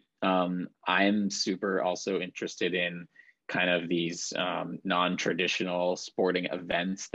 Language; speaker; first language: English; native; English